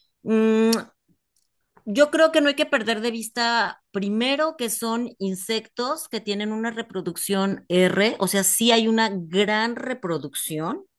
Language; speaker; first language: Spanish; native; Spanish